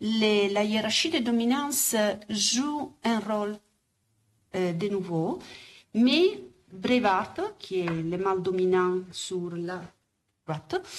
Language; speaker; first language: French; non-native, fluent; Italian